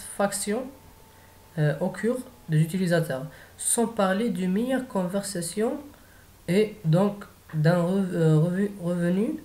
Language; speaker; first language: French; non-native, fluent; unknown